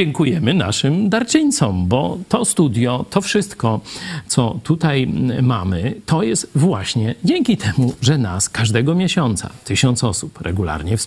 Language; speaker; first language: Polish; native; Polish